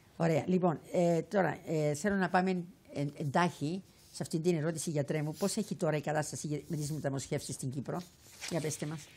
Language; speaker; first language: Greek; native; Greek